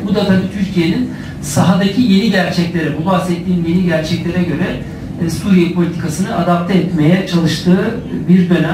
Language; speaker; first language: Turkish; native; Turkish